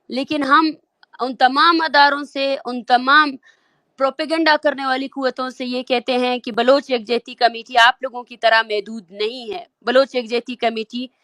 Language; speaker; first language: Urdu; non-native, local second language; Baluchi